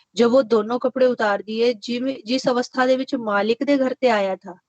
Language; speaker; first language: Hindi; non-native, local second language; Punjabi